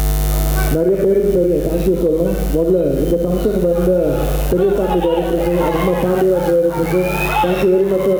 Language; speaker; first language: Tamil; non-native, local second language; Telugu